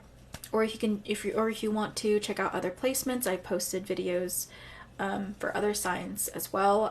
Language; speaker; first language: English; native; English